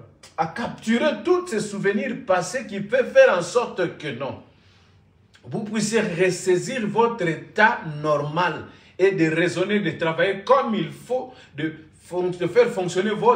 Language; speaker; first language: French; non-native, local second language; Lingala